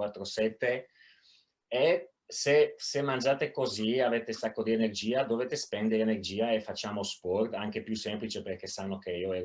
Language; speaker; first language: Italian; non-native, fluent; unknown